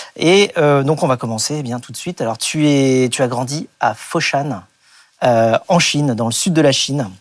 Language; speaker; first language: French; native; French